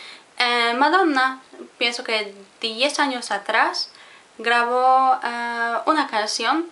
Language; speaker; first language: Spanish; non-native, fluent; Polish